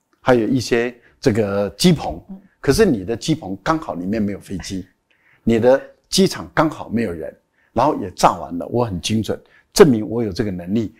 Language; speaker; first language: Chinese; native; Chinese